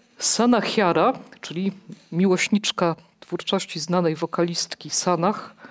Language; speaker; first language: Polish; native; Polish